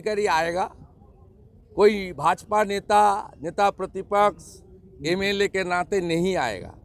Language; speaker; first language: Hindi; non-native, local second language; Bangla